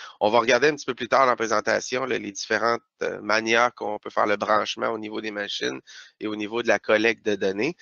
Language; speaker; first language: French; native; French